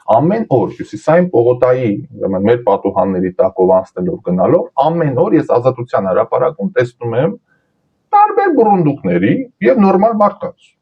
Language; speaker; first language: Armenian; early bilingual, heritage; Armenian